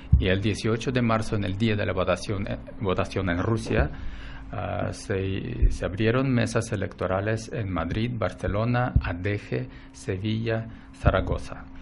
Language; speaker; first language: Spanish; non-native, fluent; Russian